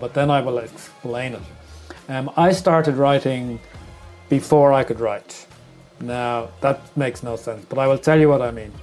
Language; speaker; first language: English; native; English